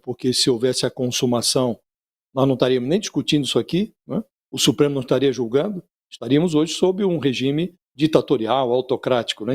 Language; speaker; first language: Portuguese; native; Portuguese